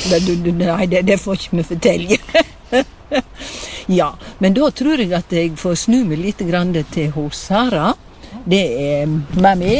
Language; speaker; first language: Norwegian; native; Norwegian